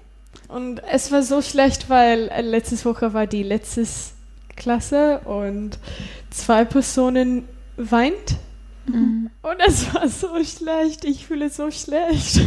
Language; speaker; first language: German; non-native, learner; English